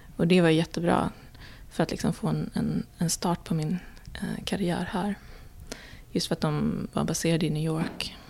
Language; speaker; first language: Swedish; native; Swedish